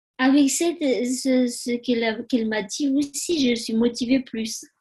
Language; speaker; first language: French; non-native, learner; Tibetan